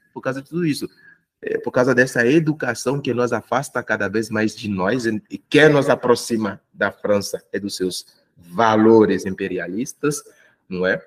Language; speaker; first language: Portuguese; non-native, fluent; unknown